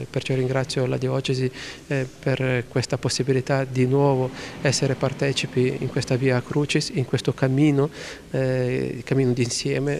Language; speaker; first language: Italian; non-native, fluent; Ukrainian